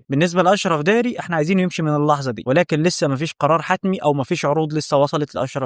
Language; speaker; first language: Arabic; native; Arabic